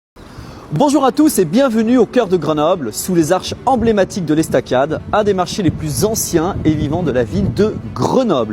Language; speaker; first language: French; native; French